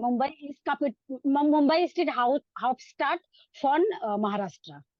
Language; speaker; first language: German; non-native, learner; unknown